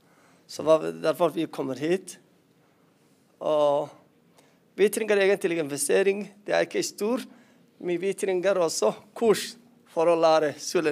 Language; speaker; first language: Norwegian; non-native, learner; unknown